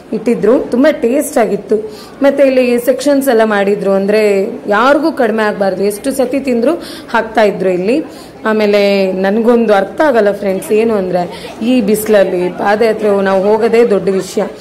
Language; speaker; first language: Kannada; non-native, local second language; Tulu